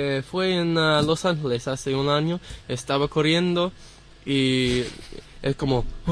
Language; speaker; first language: Spanish; non-native, learner; English